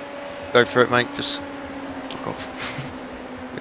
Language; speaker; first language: English; native; English